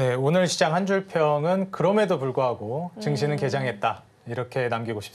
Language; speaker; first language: Korean; native; Korean